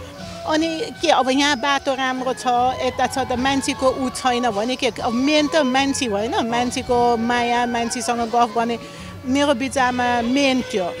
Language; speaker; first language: Nepali; early bilingual, other home language; German